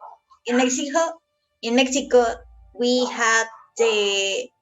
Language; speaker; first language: English; non-native, learner; Spanish